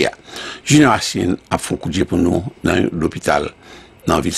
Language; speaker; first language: French; early bilingual, heritage; Haitian Creole